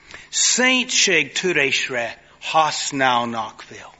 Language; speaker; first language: Hungarian; non-native, fluent; English